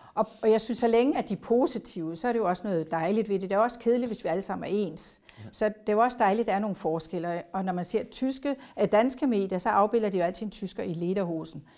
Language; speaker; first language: Danish; native; Danish